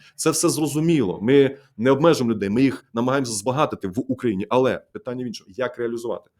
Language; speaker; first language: Ukrainian; native; Ukrainian